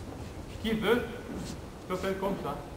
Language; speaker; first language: French; non-native, learner; Romanian